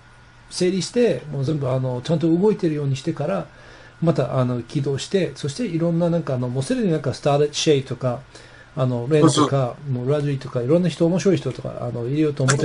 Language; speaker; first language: Japanese; non-native, fluent; English